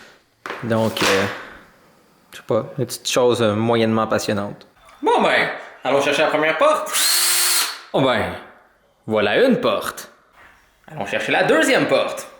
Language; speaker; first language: French; native; French